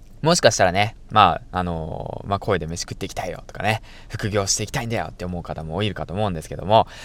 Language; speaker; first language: Japanese; native; Japanese